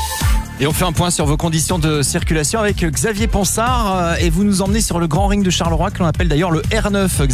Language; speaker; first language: French; native; French